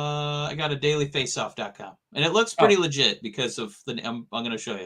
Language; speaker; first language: English; native; English